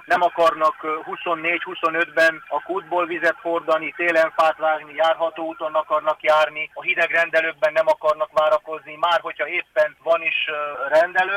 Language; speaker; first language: Hungarian; native; Hungarian